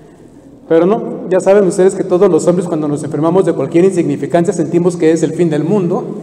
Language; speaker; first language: Spanish; native; Spanish